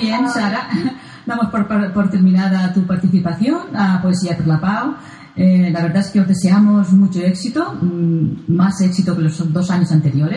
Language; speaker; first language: Spanish; non-native, local second language; Catalan